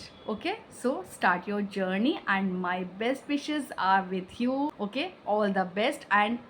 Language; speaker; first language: English; non-native, local second language; Hindi